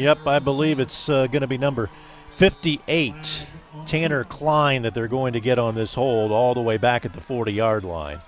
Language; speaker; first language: English; native; English